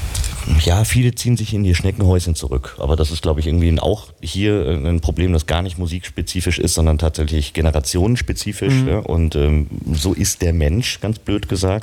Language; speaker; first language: German; native; German